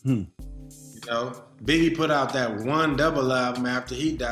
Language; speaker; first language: English; native; English